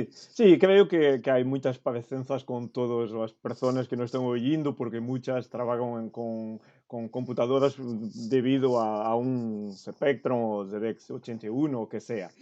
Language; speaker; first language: Spanish; non-native, fluent; Portuguese